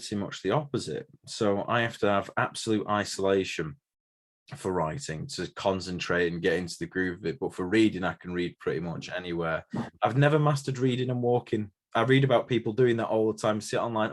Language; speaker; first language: English; native; English